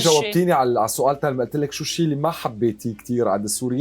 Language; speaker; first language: Arabic; native; Arabic